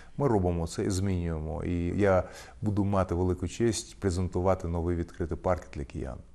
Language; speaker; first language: Ukrainian; non-native, local second language; Russian